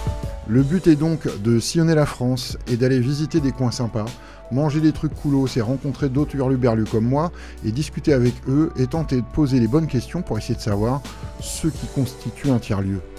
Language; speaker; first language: French; native; French